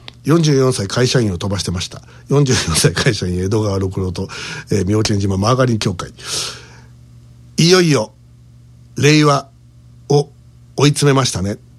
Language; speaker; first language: Japanese; native; Japanese